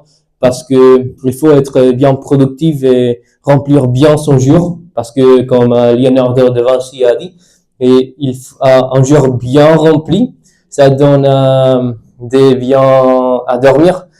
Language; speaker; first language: French; non-native, learner; Spanish